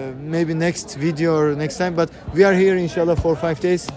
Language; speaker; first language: English; non-native, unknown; Turkish